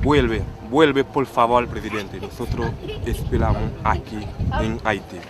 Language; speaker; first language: Spanish; non-native, learner; Haitian Creole